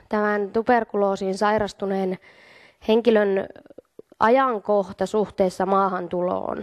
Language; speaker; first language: Finnish; native; Finnish